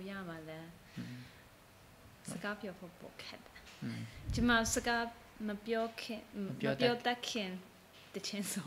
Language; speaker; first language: Burmese; non-native, learner; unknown